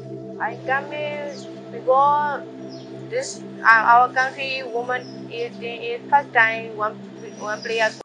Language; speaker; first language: English; non-native, learner; Burmese